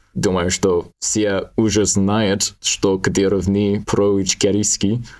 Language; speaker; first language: Russian; non-native, learner; English